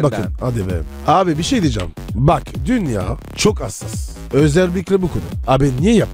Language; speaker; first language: Turkish; non-native, learner; French